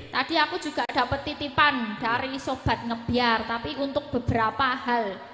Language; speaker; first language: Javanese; native; Javanese